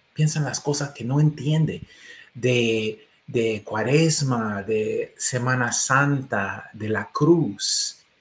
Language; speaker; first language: Spanish; non-native, fluent; English